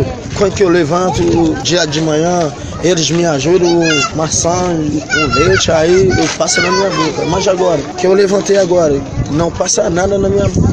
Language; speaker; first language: Portuguese; non-native, learner; Haitian Creole